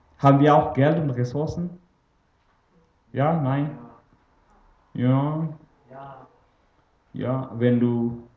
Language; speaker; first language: German; non-native, fluent; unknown